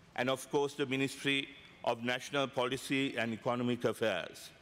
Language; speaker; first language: English; non-native, local second language; Sinhala